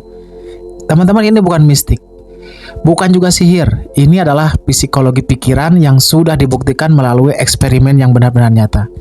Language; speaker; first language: Indonesian; native; Indonesian